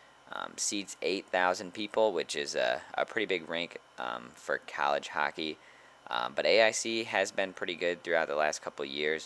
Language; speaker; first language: English; native; English